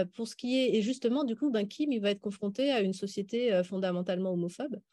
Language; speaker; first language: French; native; French